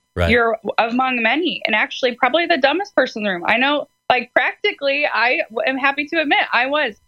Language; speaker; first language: English; native; English